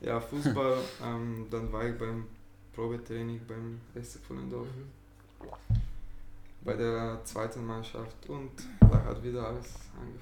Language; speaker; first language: German; non-native, fluent; Bulgarian